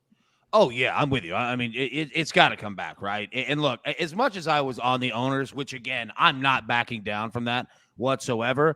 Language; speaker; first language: English; native; English